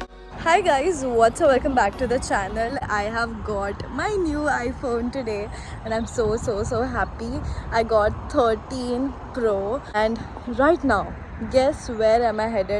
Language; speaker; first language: English; non-native, local second language; Hindi